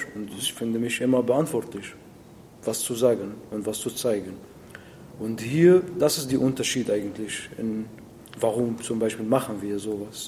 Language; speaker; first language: German; non-native, learner; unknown